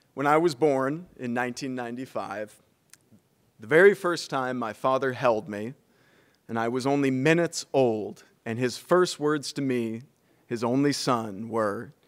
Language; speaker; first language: English; native; English